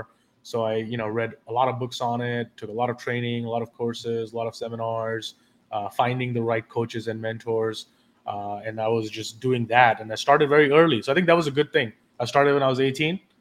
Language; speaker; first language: English; non-native, local second language; Hindi